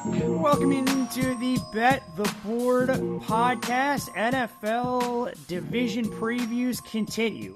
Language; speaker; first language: English; native; English